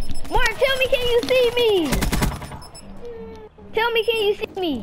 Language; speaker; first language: English; native; English